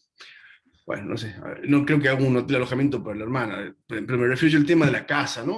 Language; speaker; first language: Spanish; native; Spanish